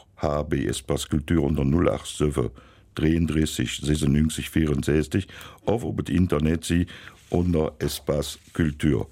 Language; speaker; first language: German; native; German